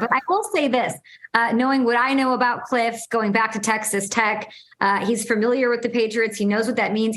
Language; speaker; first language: English; native; English